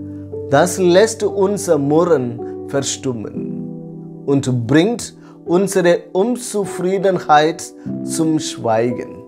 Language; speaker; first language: German; non-native, fluent; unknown